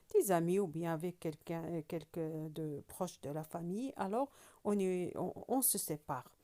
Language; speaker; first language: French; non-native, local second language; Arabic